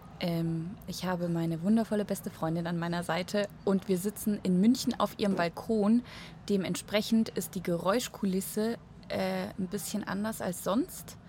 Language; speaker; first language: German; native; German